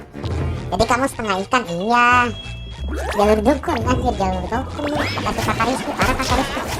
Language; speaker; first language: Indonesian; native; Indonesian